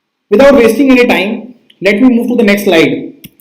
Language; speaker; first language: English; non-native, local second language; Hindi